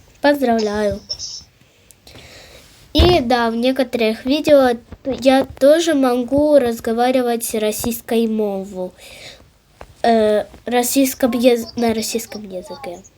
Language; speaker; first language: Russian; non-native, local second language; Ukrainian